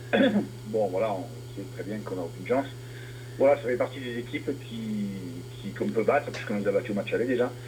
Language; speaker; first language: French; native; French